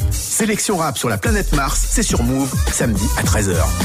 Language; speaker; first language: French; non-native, fluent; English